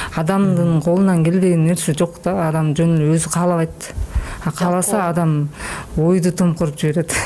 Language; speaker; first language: Kyrgyz; native; Kyrgyz